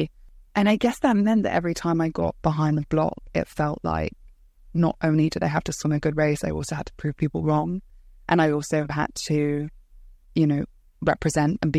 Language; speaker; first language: English; native; English